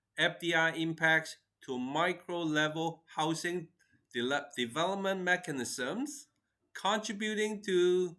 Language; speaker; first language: English; non-native, fluent; Chinese